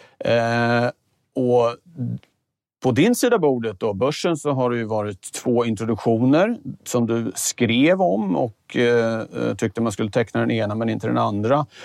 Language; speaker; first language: Swedish; native; Swedish